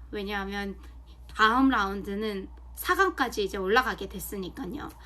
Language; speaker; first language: Korean; non-native, fluent; Mongolian